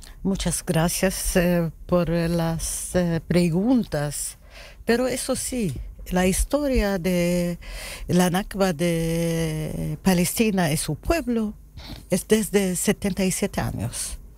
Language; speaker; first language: Spanish; non-native, learner; Arabic